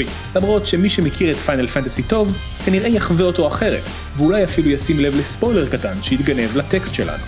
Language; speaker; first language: Hebrew; native; Hebrew